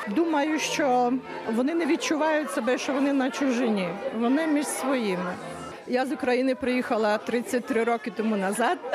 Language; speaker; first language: Ukrainian; native; Ukrainian